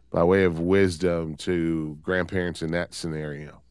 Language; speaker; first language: English; native; English